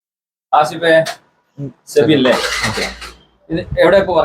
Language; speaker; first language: Malayalam; native; Malayalam